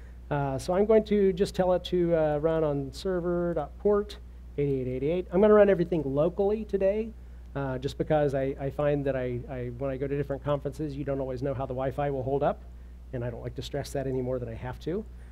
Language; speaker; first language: English; native; English